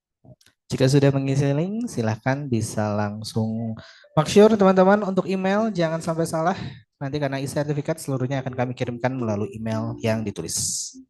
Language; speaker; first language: Indonesian; native; Indonesian